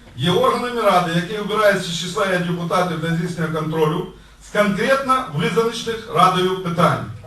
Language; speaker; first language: Ukrainian; non-native, local second language; Russian